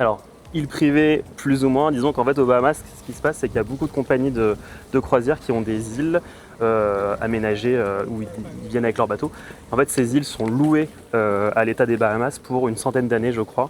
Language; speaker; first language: French; native; French